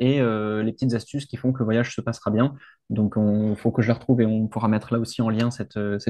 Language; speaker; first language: French; native; French